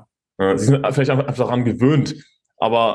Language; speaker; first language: German; native; German